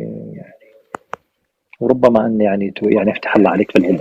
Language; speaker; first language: Arabic; native; Arabic